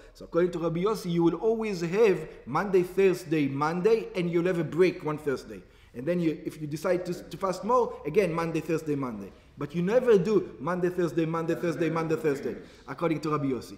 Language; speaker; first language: English; non-native, fluent; Hebrew